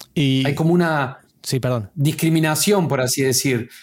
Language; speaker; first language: Spanish; native; Spanish